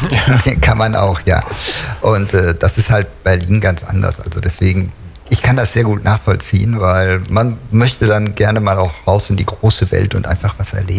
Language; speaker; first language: German; native; German